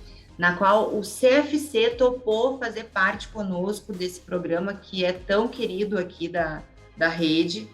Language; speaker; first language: Portuguese; native; Portuguese